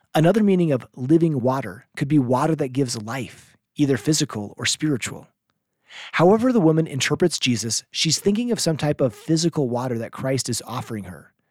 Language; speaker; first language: English; native; English